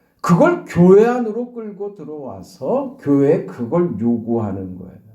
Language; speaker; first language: Korean; native; Korean